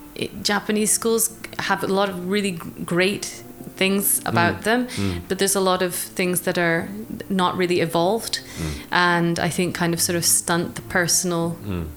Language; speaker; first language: English; native; English